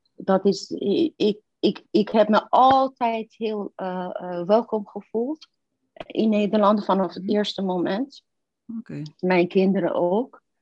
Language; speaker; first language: Dutch; non-native, fluent; Persian